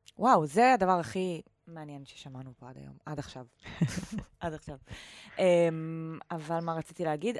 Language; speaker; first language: Hebrew; native; Hebrew